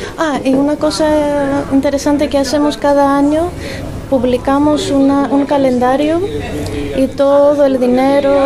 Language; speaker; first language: Spanish; non-native, fluent; Greek